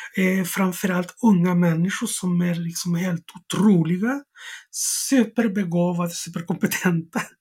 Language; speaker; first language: Swedish; non-native, fluent; Spanish